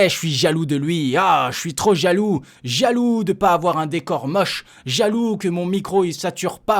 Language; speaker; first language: French; native; French